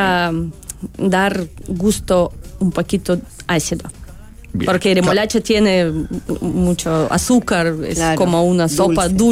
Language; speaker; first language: Spanish; non-native, learner; Russian